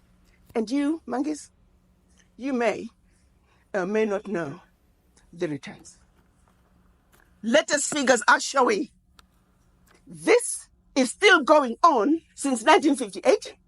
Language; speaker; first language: English; non-native, local second language; Shona